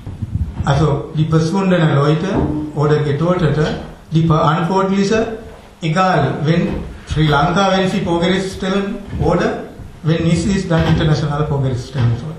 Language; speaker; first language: German; non-native, fluent; Tamil